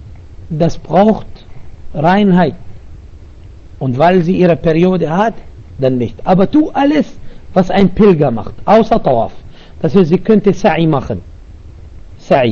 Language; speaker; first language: German; non-native, learner; Arabic